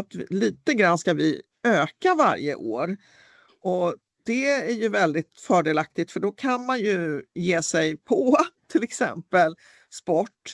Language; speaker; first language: Swedish; native; Swedish